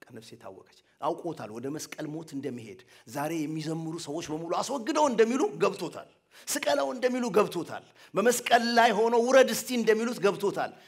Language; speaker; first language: Amharic; native; Amharic